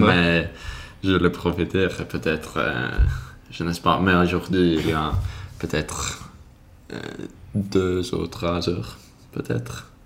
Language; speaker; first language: French; non-native, learner; Swedish